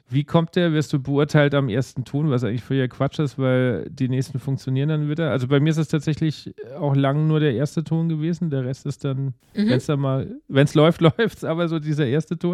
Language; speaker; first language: German; native; German